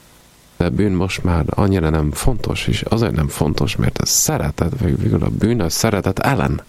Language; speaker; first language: Hungarian; non-native, fluent; Italian